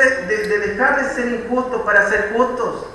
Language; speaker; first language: Spanish; native; Spanish